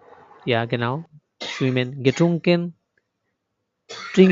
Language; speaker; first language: German; non-native, fluent; Bangla